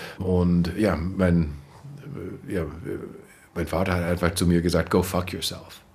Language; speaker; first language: German; non-native, fluent; English